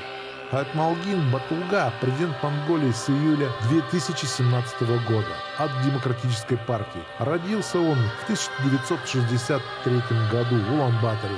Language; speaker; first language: Russian; native; Russian